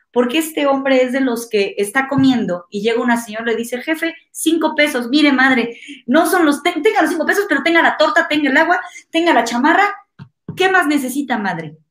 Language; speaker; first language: Spanish; native; Spanish